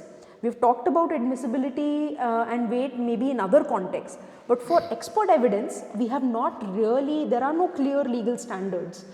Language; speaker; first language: English; non-native, local second language; Hindi